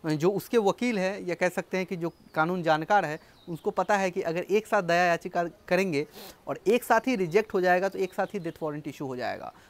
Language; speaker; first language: Hindi; native; Hindi